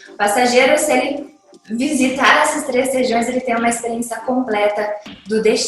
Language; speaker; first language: Portuguese; native; Portuguese